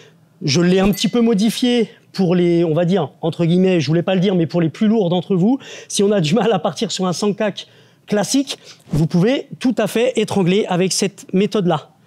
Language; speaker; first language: French; native; French